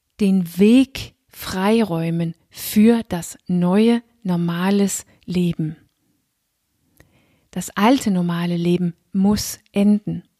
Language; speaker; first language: German; non-native, fluent; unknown